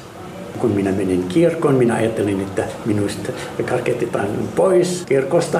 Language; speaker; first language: Finnish; non-native, fluent; Arabic